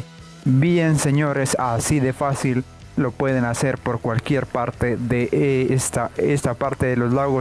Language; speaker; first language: Spanish; native; Spanish